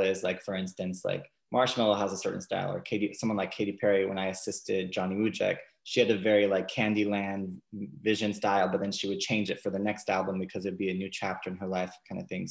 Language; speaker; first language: English; native; English